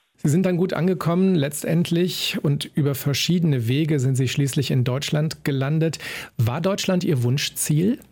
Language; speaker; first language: German; native; German